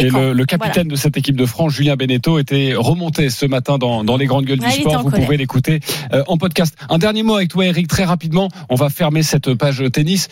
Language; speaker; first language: French; native; French